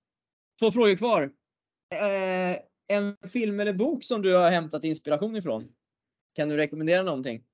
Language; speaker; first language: Swedish; native; Swedish